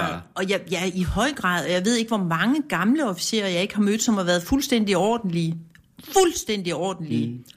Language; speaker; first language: Danish; native; Danish